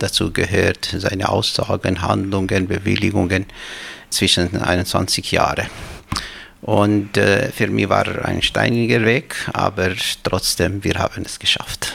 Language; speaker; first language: German; non-native, fluent; Albanian